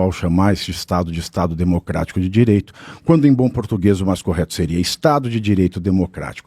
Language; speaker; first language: Portuguese; native; Portuguese